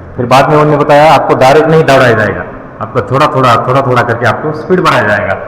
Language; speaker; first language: Hindi; non-native, local second language; Marathi